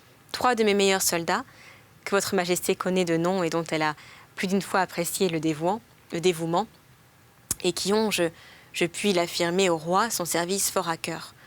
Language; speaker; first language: French; native; French